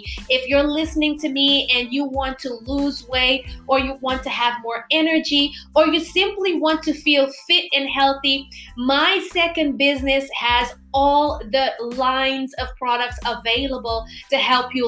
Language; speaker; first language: English; non-native, fluent; Papiamento